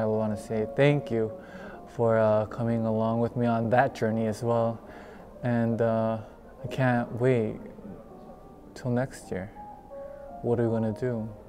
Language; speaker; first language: English; early bilingual, other home language; Korean